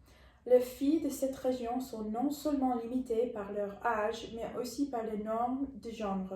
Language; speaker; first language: French; non-native, learner; English